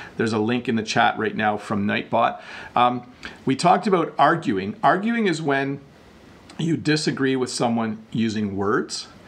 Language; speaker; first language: English; native; English